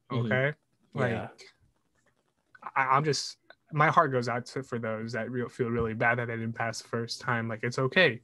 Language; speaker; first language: English; native; English